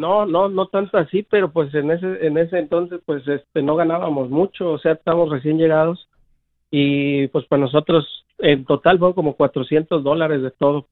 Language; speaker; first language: Spanish; native; Spanish